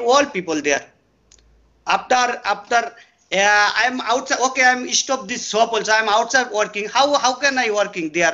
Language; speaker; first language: English; non-native, learner; Bangla